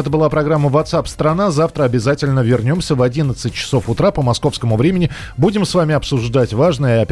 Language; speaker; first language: Russian; native; Russian